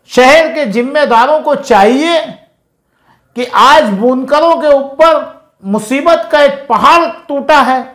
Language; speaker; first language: Hindi; non-native, local second language; Urdu